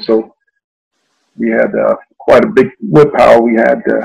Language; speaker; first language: English; native; English